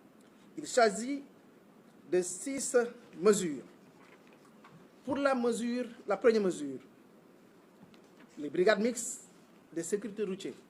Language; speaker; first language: French; non-native, local second language; Wolof